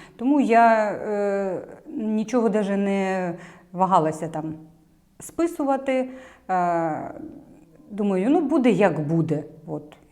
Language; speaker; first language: Ukrainian; non-native, local second language; Russian